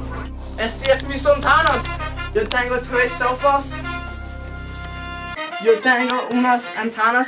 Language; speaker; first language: Spanish; non-native, learner; English